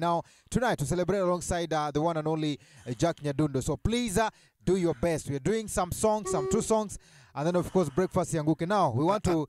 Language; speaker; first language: English; non-native, local second language; Luo (Kenya and Tanzania)